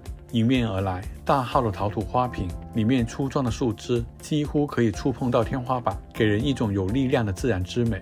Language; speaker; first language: Chinese; native; Chinese